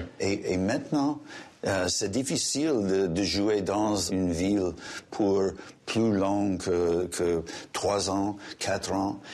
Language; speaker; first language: French; non-native, local second language; English